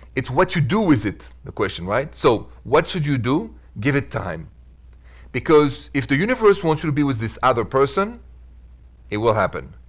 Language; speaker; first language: English; non-native, fluent; French